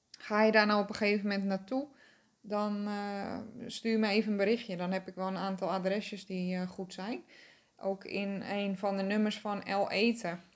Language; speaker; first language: Dutch; native; Dutch